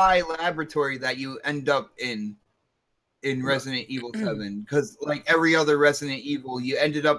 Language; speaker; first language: English; native; English